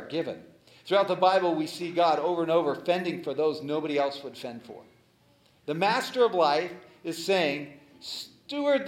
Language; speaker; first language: English; native; English